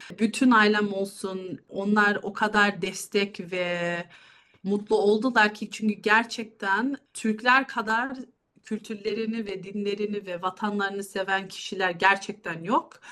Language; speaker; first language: Turkish; early bilingual, heritage; Turkish